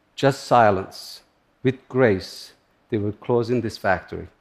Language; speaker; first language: English; non-native, fluent; Turkish